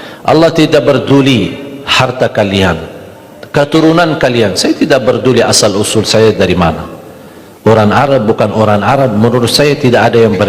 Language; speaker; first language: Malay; non-native, fluent; Arabic